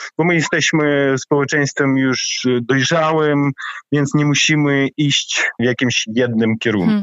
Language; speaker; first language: Polish; non-native, fluent; Ukrainian